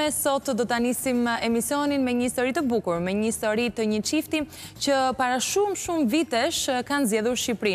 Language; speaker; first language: Albanian; native; Albanian